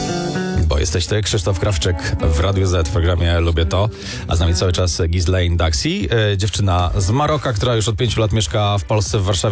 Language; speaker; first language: Polish; native; Polish